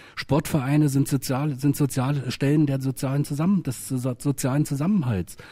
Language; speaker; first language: German; native; German